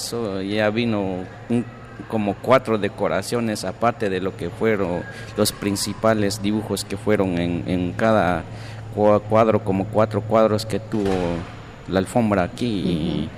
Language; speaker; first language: Spanish; non-native, local second language; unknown